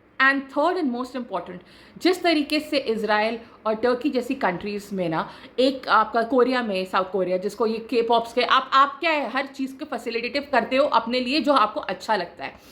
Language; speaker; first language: Hindi; native; Hindi